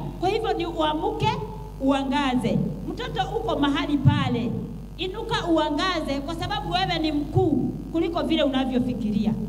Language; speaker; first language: Swahili; non-native, local second language; Kikuyu